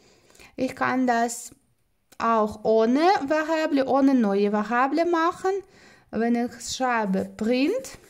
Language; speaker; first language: German; non-native, fluent; Russian